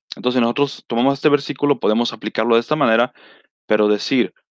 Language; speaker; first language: Spanish; early bilingual, heritage; Spanish